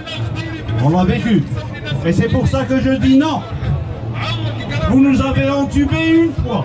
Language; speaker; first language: French; non-native, local second language; Arabic